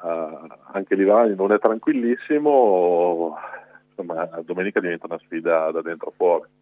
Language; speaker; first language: Italian; native; Italian